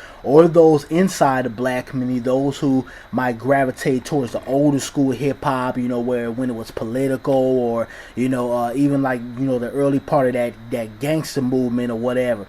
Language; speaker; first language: English; native; English